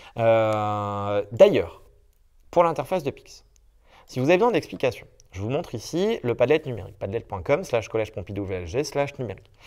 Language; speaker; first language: French; native; French